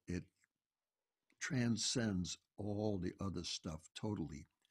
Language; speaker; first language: English; native; English